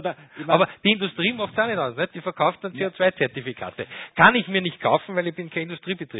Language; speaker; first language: German; native; German